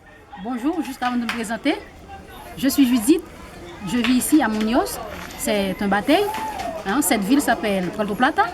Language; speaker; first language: French; non-native, local second language; Haitian Creole